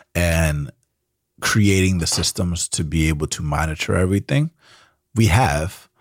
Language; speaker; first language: English; early bilingual, other home language; Spanish